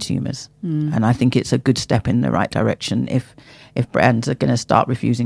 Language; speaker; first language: English; native; English